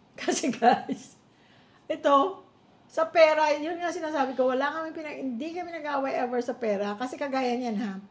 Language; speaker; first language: Filipino; native; Filipino